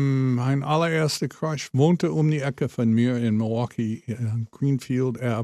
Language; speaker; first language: German; non-native, fluent; English